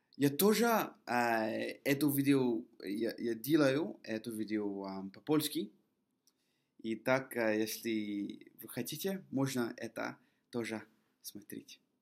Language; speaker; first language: Russian; non-native, learner; English